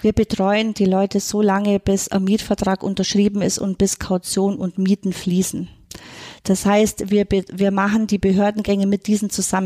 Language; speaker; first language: German; native; German